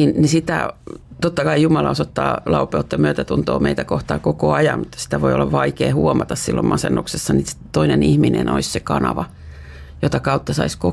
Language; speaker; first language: Finnish; native; Finnish